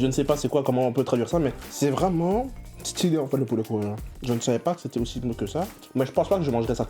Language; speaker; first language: French; native; French